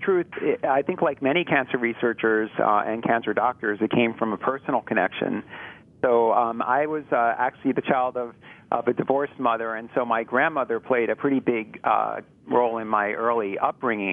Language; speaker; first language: English; native; English